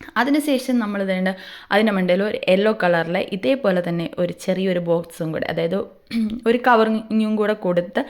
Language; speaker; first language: Malayalam; native; Malayalam